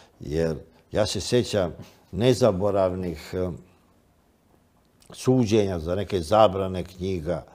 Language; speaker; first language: Croatian; native; Croatian